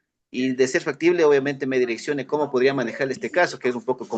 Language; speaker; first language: Spanish; native; Spanish